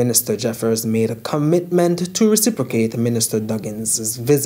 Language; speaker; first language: English; native; English